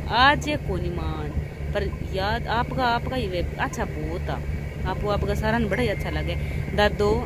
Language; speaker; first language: Hindi; native; Hindi